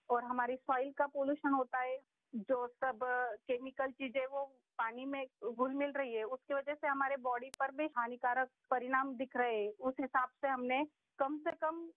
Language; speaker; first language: Hindi; non-native, local second language; Marathi